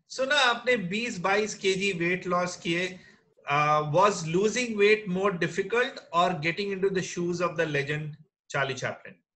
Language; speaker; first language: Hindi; non-native, local second language; Bangla